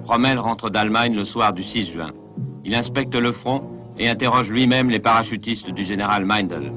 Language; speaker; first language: French; native; French